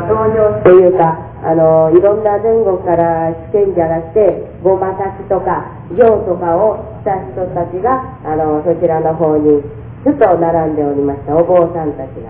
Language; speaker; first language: Japanese; native; Japanese